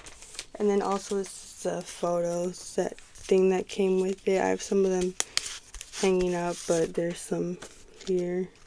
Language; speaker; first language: English; native; English